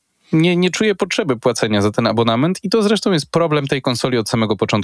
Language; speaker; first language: Polish; native; Polish